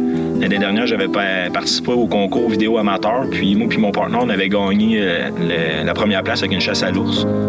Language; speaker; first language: French; native; French